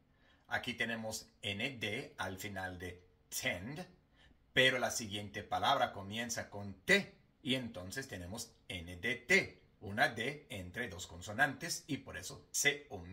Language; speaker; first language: Spanish; non-native, fluent; English